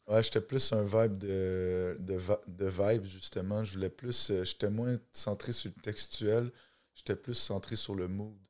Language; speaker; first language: French; native; French